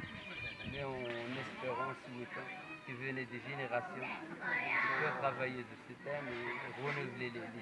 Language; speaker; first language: French; non-native, learner; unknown